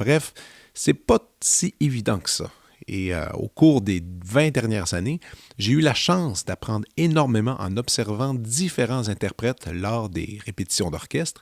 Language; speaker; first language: French; native; French